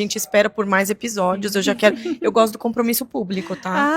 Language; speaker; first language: Portuguese; native; Portuguese